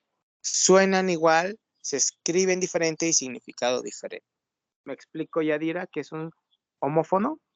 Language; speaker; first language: Spanish; native; Spanish